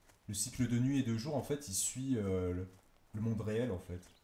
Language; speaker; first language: French; native; French